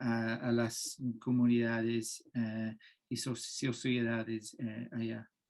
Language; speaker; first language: Spanish; non-native, fluent; English